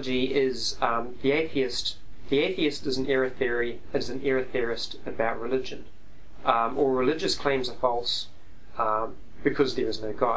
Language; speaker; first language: English; native; English